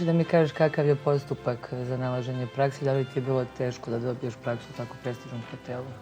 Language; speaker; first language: Bosnian; native; Bosnian